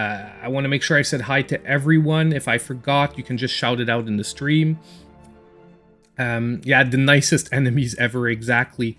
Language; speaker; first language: English; native; English